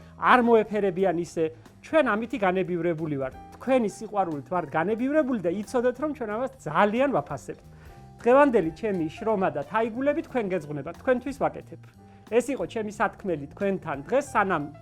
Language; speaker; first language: Georgian; native; Georgian